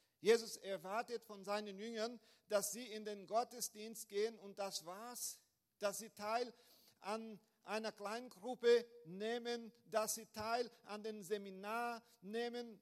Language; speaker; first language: German; non-native, fluent; Portuguese